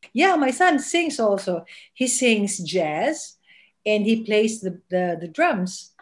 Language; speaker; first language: English; non-native, local second language; Filipino